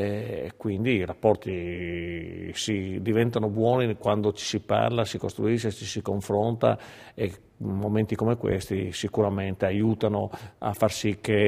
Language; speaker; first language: Italian; native; Italian